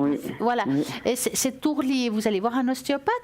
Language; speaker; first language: French; native; French